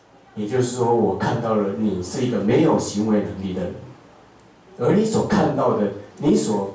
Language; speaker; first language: Chinese; native; Chinese